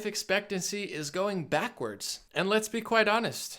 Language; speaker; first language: English; native; English